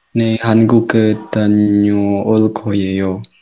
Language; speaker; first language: Korean; non-native, learner; Indonesian